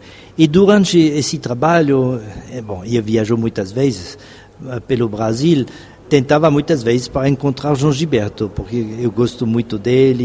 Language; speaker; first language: Portuguese; non-native, fluent; French